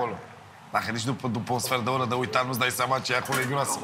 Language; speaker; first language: Romanian; native; Romanian